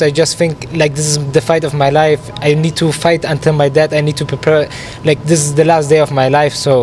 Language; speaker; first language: English; non-native, fluent; German